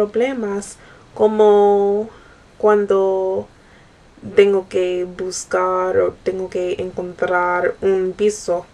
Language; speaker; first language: Spanish; non-native, learner; English